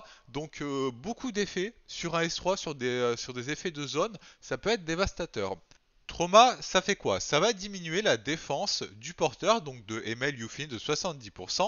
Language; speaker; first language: French; native; French